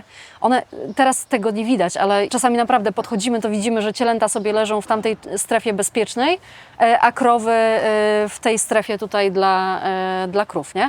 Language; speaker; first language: Polish; native; Polish